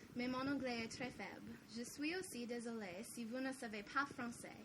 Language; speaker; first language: French; non-native, learner; English